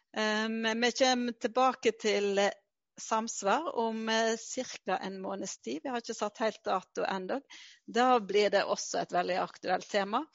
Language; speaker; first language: Norwegian; native; Norwegian